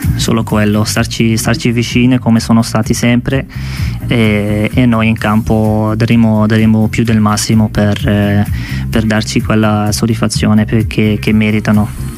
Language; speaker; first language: Italian; non-native, fluent; Dutch